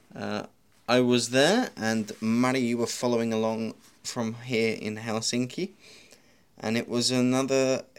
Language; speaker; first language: English; native; English